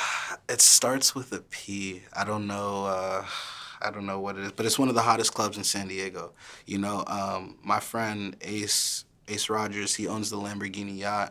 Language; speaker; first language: English; early bilingual, other home language; Haitian Creole